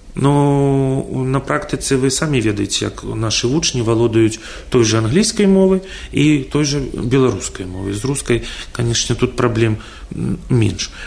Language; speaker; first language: Belarusian; non-native, local second language; Russian